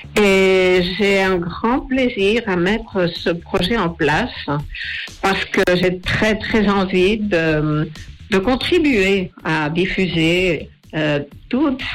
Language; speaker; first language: French; non-native, fluent; Spanish